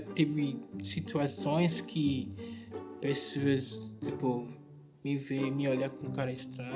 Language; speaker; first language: Portuguese; non-native, fluent; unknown